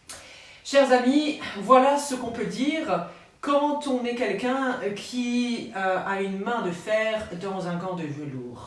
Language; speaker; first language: French; native; French